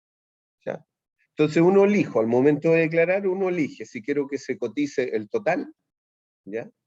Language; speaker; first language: Spanish; native; Spanish